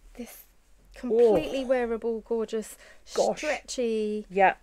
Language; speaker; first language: English; native; English